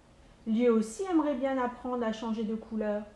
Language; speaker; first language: French; native; French